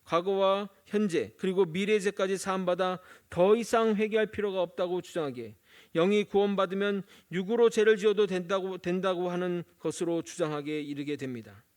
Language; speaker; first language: Korean; native; Korean